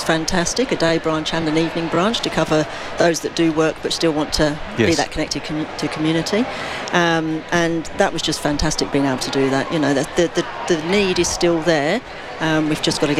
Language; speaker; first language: English; native; English